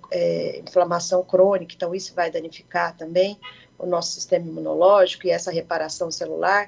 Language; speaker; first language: Portuguese; native; Portuguese